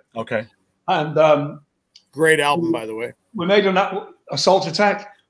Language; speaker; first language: English; native; English